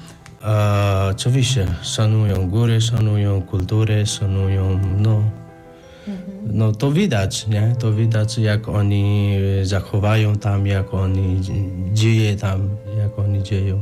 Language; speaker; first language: Polish; non-native, learner; Nepali